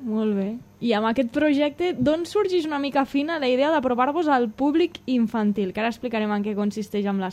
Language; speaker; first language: Catalan; native; Catalan